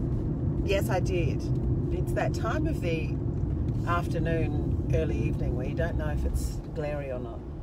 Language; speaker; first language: English; native; English